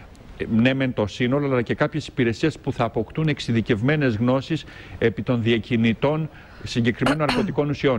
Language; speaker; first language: Greek; native; Greek